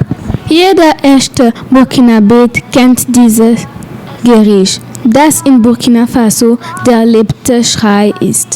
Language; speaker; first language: German; non-native, learner; French